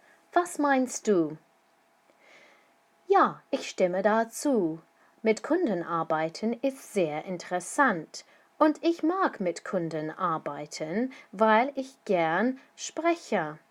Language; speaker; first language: German; non-native, fluent; English